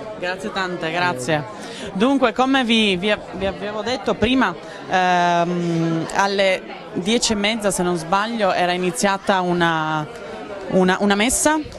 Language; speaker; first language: Italian; native; Italian